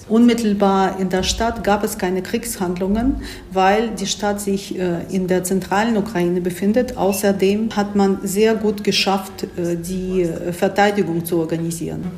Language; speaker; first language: German; non-native, fluent; Russian